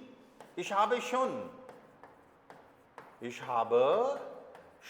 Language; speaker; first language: German; non-native, fluent; Hindi